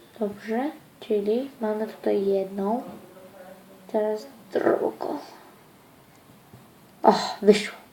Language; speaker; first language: Polish; early bilingual, other home language; Ukrainian